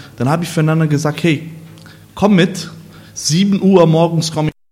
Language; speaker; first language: German; non-native, learner; Portuguese